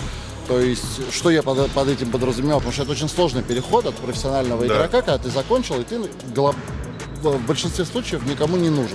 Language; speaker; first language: Russian; native; Russian